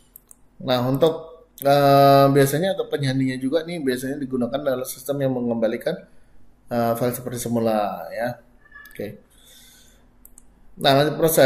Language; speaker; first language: Indonesian; native; Indonesian